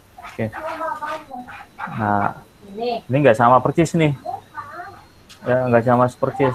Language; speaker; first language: Indonesian; native; Indonesian